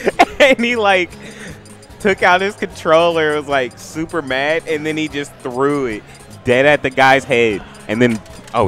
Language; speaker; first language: English; native; English